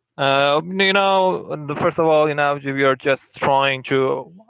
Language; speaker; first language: English; non-native, fluent; Persian